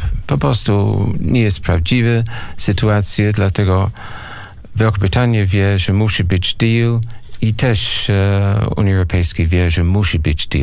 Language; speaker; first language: Polish; non-native, learner; English